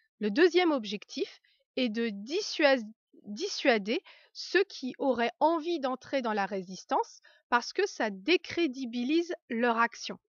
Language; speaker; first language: French; native; French